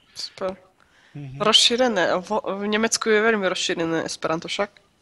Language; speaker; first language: Slovak; native; Slovak